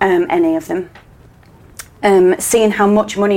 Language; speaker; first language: English; native; English